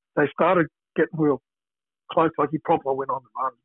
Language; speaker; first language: English; native; English